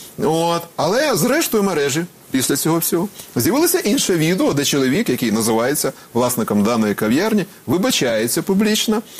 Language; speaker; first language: Ukrainian; native; Ukrainian